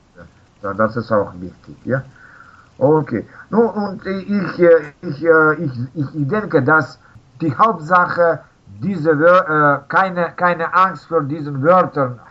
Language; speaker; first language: German; non-native, learner; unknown